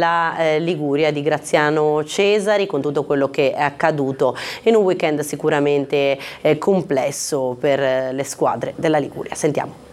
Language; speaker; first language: Italian; native; Italian